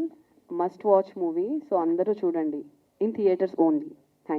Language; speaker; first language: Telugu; non-native, local second language; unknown